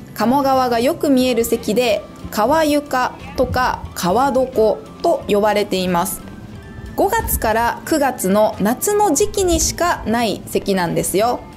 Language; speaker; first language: Japanese; native; Japanese